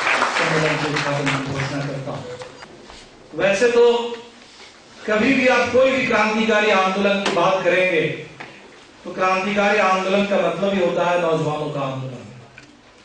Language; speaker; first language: Hindi; native; Hindi